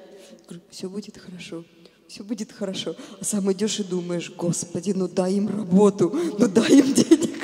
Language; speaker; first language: Russian; native; Russian